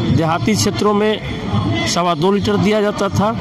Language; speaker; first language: Hindi; native; Hindi